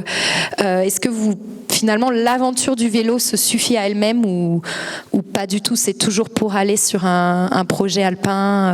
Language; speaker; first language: French; native; French